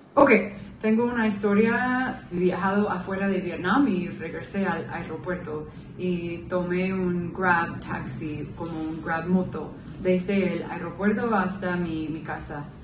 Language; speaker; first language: Spanish; non-native, fluent; English